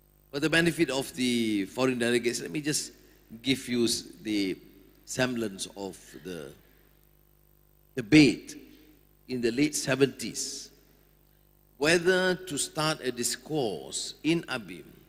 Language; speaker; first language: English; non-native, local second language; Malay